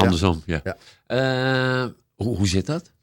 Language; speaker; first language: Dutch; native; Dutch